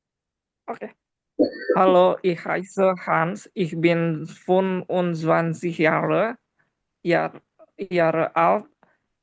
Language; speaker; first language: German; non-native, learner; Indonesian